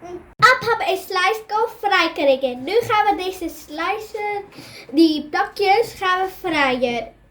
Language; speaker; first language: Dutch; early bilingual, other home language; Urdu